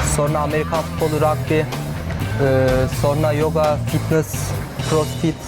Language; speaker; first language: Turkish; native; Turkish